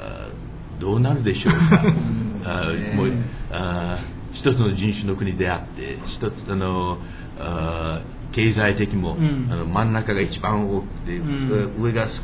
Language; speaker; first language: Japanese; early bilingual, heritage; English